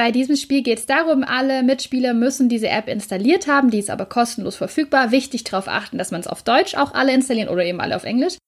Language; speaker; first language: German; native; German